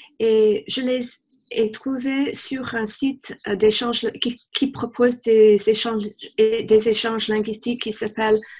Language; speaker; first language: French; non-native, fluent; English